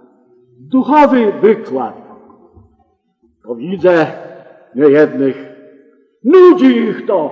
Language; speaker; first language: Polish; native; Polish